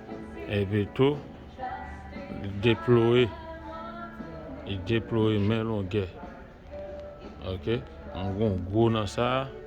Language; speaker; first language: French; non-native, learner; Haitian Creole